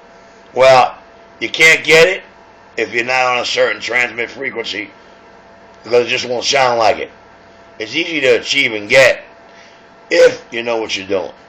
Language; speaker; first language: English; native; English